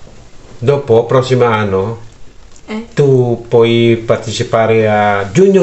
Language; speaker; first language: Italian; non-native, learner; Filipino